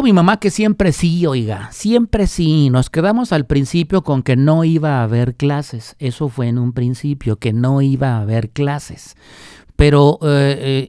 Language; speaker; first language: Spanish; native; Spanish